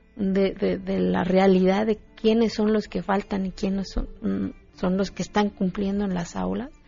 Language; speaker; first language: Spanish; non-native, local second language; Zapotec